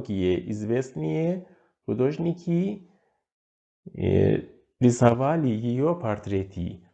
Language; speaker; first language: Russian; non-native, fluent; Persian